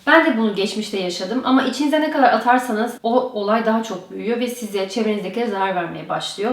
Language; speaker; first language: Turkish; native; Turkish